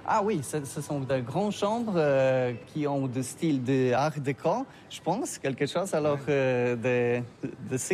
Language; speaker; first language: French; non-native, learner; Polish